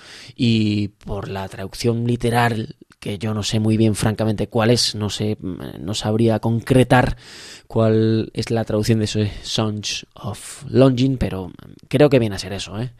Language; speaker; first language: Spanish; native; Spanish